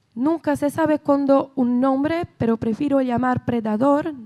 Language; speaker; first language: Spanish; non-native, learner; Portuguese